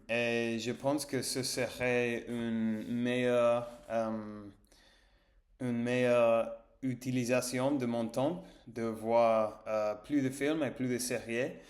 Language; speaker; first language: French; non-native, learner; English